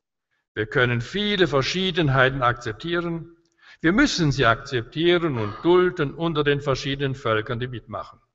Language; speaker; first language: German; native; German